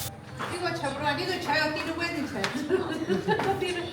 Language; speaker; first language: Chinese; native; Chinese